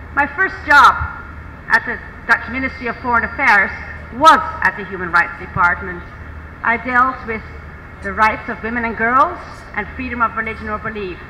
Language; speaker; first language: English; non-native, fluent; Dutch